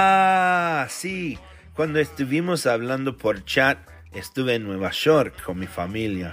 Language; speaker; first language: Spanish; non-native, fluent; English